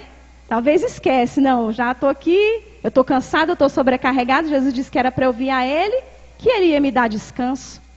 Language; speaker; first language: Portuguese; native; Portuguese